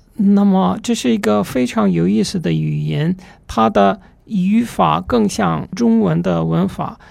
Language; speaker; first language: Chinese; non-native, fluent; Russian